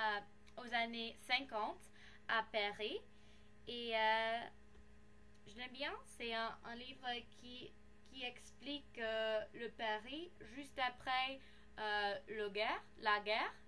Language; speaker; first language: French; non-native, learner; English